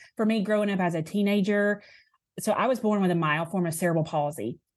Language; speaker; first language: English; native; English